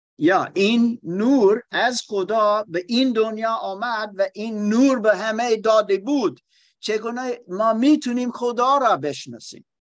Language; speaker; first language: Persian; non-native, learner; German